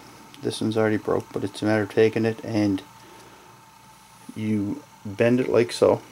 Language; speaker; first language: English; native; English